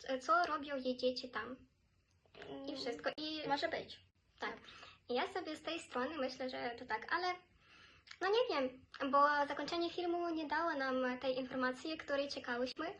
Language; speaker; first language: Polish; non-native, fluent; Ukrainian